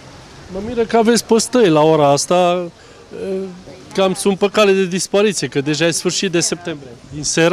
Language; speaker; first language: Romanian; native; Romanian